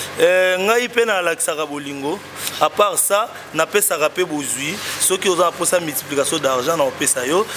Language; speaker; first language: Lingala; non-native, local second language; Kongo